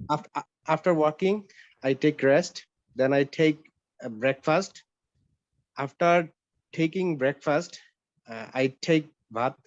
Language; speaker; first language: English; non-native, learner; Bangla